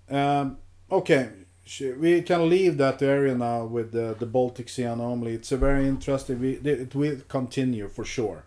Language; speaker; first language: English; non-native, fluent; Swedish